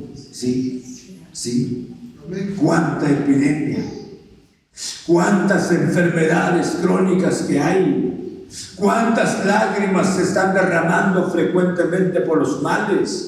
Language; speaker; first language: Spanish; native; Spanish